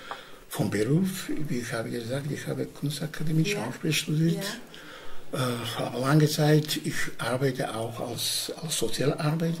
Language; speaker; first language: German; non-native, learner; Romany